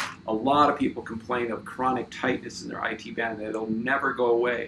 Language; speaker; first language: English; native; English